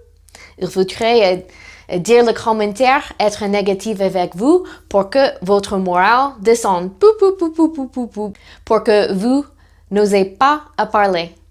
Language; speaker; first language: French; non-native, fluent; English